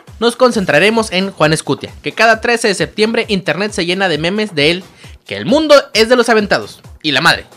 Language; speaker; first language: Spanish; native; Spanish